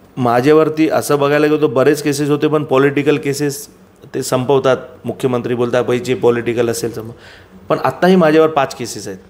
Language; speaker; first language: Marathi; non-native, local second language; Gujarati